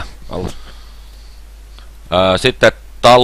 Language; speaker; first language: Finnish; native; Finnish